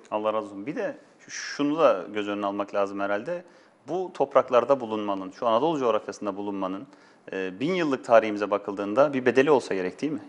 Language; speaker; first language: Turkish; native; Turkish